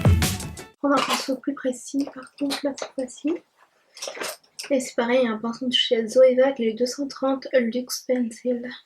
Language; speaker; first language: French; native; French